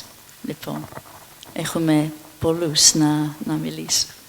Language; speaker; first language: Greek; non-native, fluent; English